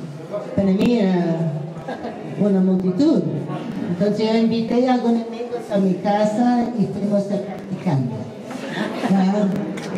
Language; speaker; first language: Spanish; non-native, fluent; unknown